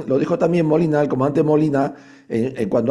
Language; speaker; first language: Spanish; native; Spanish